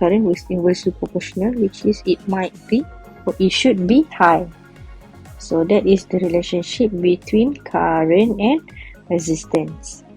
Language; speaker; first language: English; non-native, local second language; Malay